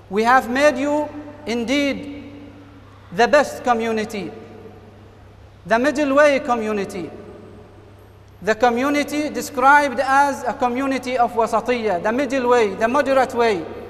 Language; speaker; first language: English; non-native, fluent; Arabic